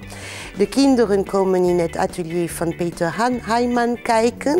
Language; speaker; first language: Dutch; non-native, fluent; French